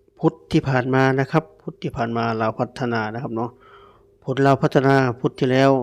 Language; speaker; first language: Thai; native; Thai